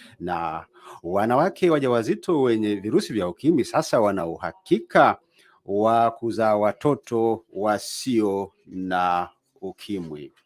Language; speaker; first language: Swahili; native; Swahili